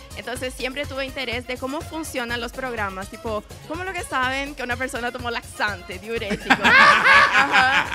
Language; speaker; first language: Spanish; non-native, local second language; Portuguese